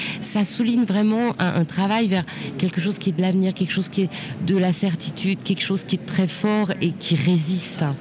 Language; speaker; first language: French; native; French